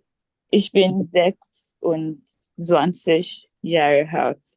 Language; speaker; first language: German; non-native, learner; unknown